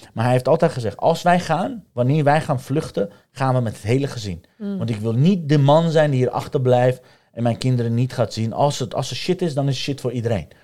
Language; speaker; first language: Dutch; non-native, fluent; Persian